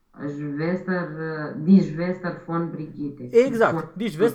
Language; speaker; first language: German; non-native, learner; Romanian